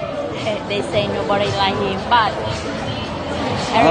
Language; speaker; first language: English; non-native, learner; Vietnamese